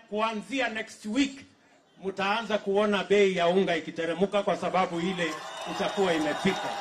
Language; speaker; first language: Swahili; non-native, local second language; Kalenjin